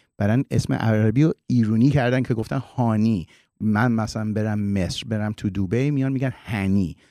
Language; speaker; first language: Persian; early bilingual, heritage; Persian